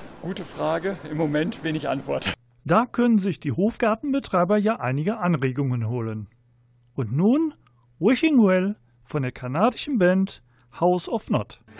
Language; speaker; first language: German; native; German